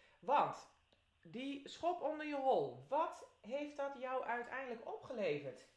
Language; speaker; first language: Dutch; native; Dutch